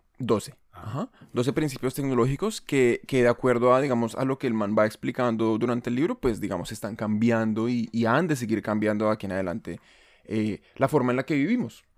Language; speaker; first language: Spanish; native; Spanish